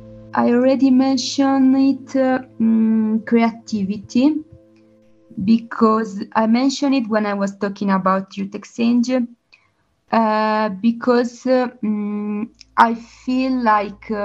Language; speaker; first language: English; non-native, learner; Italian